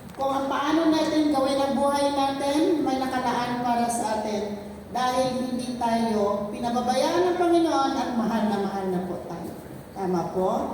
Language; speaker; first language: Filipino; non-native, local second language; Hiligaynon